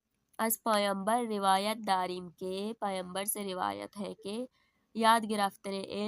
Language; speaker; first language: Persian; non-native, fluent; Urdu